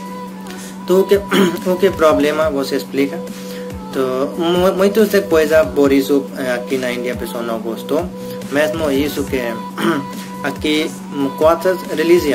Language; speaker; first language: Portuguese; non-native, learner; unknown